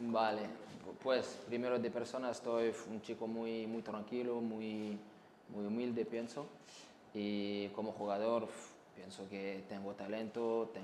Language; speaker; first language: Spanish; non-native, learner; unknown